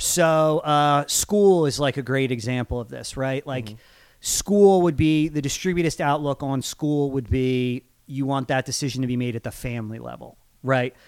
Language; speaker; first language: English; native; English